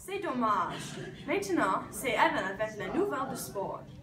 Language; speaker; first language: French; non-native, learner; English